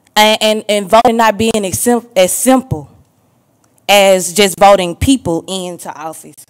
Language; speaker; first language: English; native; English